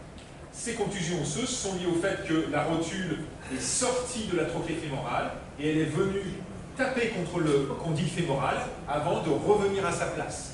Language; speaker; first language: French; native; French